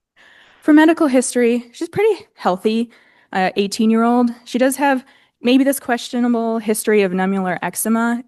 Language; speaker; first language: English; native; English